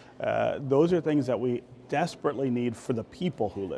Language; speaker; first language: English; native; English